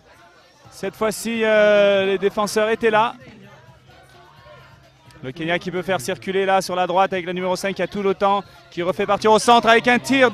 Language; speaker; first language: French; native; French